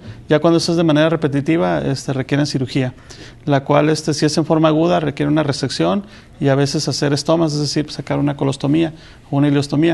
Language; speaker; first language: Spanish; native; Spanish